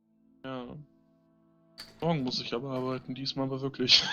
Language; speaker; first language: German; native; German